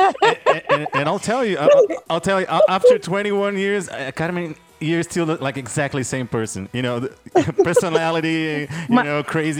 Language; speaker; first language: English; non-native, fluent; Portuguese